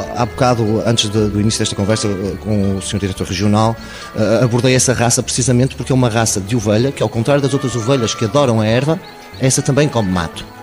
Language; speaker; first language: Portuguese; native; Portuguese